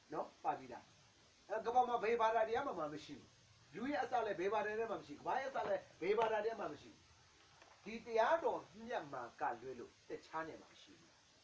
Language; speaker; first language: Burmese; non-native, local second language; Kachin